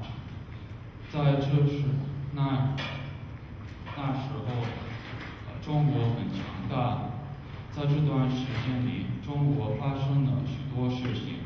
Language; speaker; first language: Chinese; non-native, learner; English